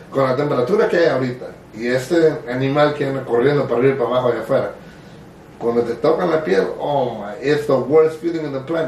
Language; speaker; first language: Spanish; early bilingual, other home language; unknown